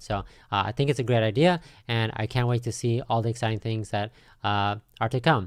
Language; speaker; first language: English; native; English